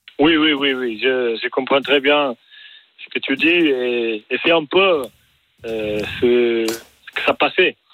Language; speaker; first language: French; non-native, learner; Portuguese